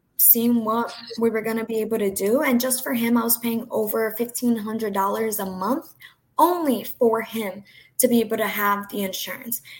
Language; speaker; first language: English; early bilingual, other home language; Portuguese